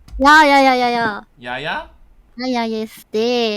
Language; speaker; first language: Korean; non-native, learner; Japanese